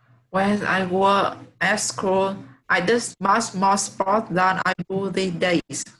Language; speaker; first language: English; non-native, learner; Vietnamese